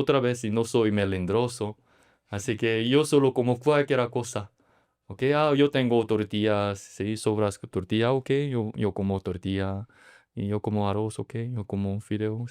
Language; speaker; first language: Spanish; non-native, learner; Korean